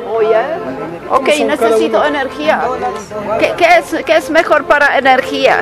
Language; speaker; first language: Spanish; non-native, learner; English